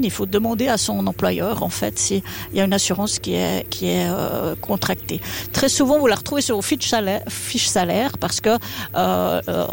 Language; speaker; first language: French; native; French